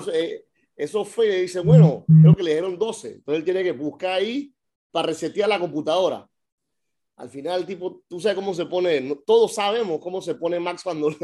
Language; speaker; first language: Spanish; native; Spanish